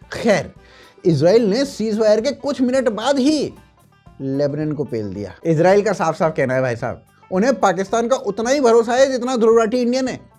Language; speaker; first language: Hindi; native; Hindi